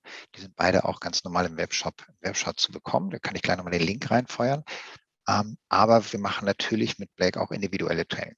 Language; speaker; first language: German; native; German